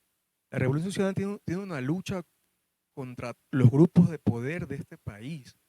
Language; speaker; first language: Spanish; native; Spanish